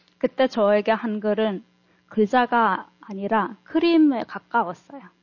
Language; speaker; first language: Korean; non-native, fluent; Turkmen